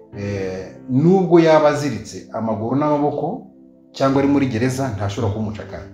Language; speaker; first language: Kinyarwanda; native; Kinyarwanda